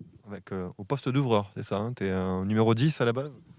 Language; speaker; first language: French; native; French